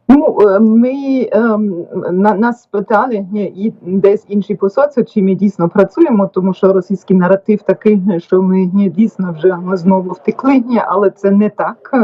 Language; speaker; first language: Ukrainian; non-native, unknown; German